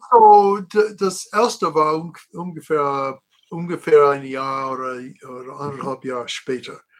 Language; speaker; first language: German; non-native, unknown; English